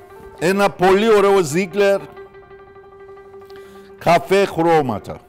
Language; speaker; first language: Greek; non-native, learner; Persian